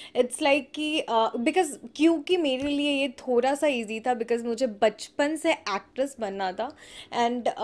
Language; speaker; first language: Hindi; native; Hindi